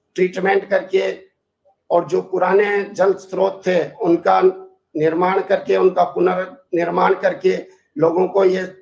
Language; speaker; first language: Hindi; native; Hindi